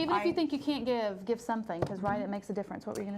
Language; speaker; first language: English; native; English